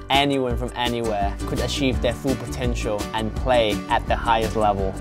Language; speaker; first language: English; non-native, fluent; Thai